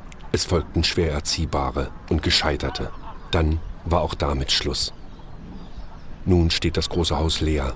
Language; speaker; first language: German; native; German